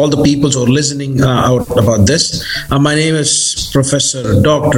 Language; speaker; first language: English; non-native, local second language; Tamil